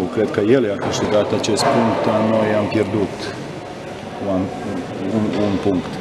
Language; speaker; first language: Romanian; non-native, learner; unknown